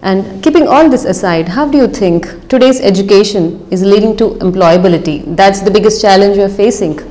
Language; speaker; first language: English; non-native, local second language; Kannada